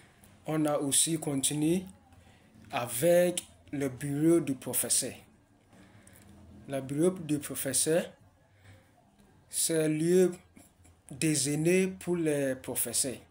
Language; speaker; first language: French; non-native, learner; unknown